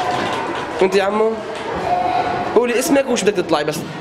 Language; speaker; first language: Arabic; native; Arabic